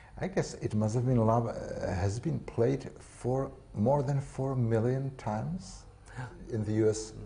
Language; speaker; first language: English; non-native, fluent; Czech